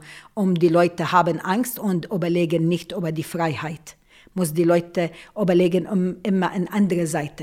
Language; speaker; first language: German; non-native, local second language; Arabic